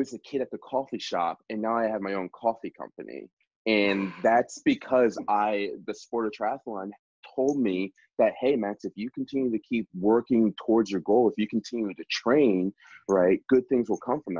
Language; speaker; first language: English; native; English